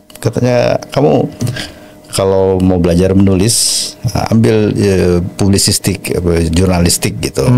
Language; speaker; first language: Indonesian; native; Indonesian